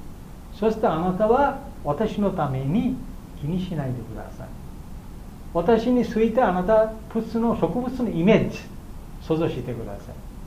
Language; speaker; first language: Japanese; non-native, learner; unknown